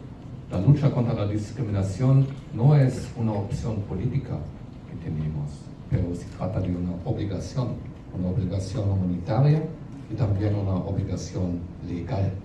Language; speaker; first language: Spanish; non-native, fluent; German